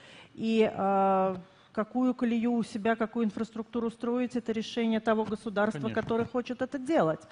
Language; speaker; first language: Russian; native; Russian